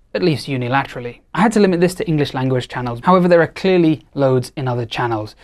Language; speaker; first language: English; native; English